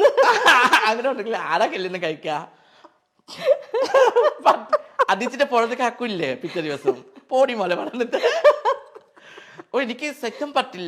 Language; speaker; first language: Malayalam; non-native, local second language; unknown